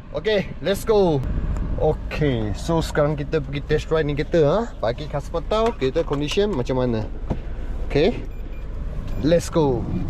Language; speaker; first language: Malay; non-native, local second language; Chinese